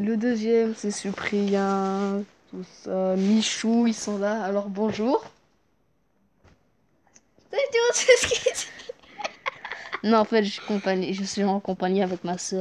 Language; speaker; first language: French; native; French